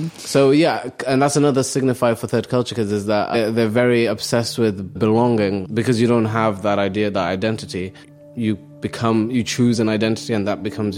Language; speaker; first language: English; early bilingual, other home language; Somali